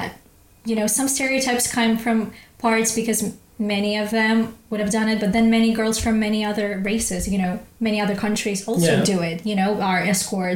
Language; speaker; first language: English; non-native, fluent; Russian